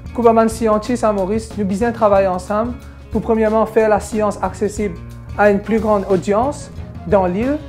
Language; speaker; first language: French; non-native, local second language; Morisyen